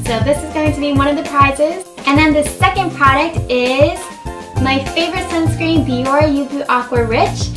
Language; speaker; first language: English; early bilingual, other home language; Japanese